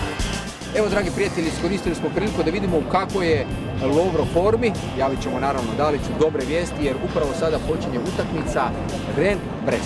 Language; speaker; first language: Croatian; native; Croatian